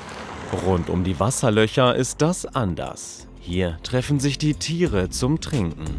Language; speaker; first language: German; native; German